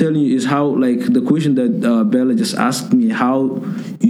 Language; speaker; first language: English; non-native, local second language; Somali